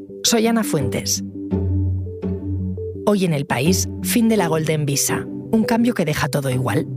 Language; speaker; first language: Spanish; native; Spanish